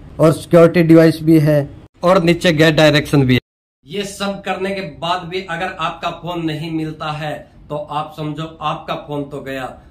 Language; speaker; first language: Hindi; native; Hindi